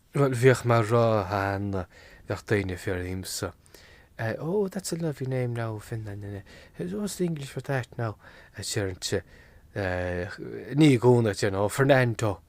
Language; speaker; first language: Irish; native; Irish